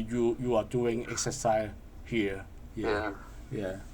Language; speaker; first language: English; non-native, learner; Cantonese